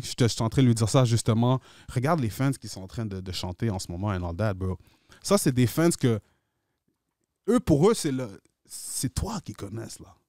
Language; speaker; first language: French; native; French